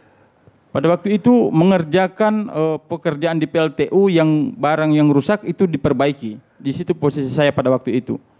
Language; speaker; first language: Indonesian; native; Indonesian